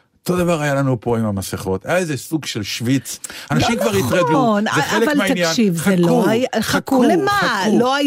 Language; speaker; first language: Hebrew; native; Hebrew